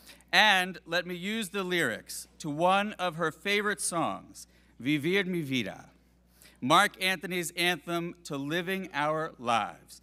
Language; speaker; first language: English; native; English